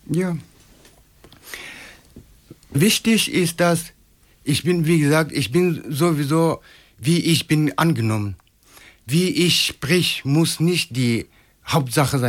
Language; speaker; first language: German; non-native, learner; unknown